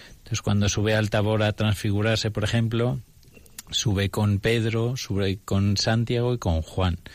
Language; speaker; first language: Spanish; native; Spanish